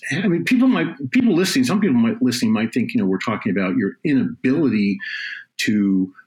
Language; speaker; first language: English; native; English